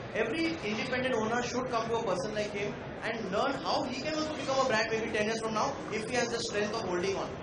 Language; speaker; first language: English; non-native, local second language; Konkani